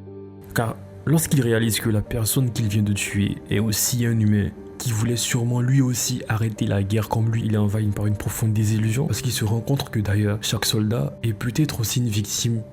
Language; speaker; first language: French; native; French